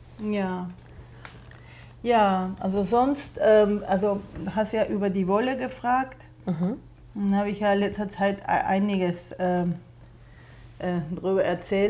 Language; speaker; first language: German; non-native, fluent; Spanish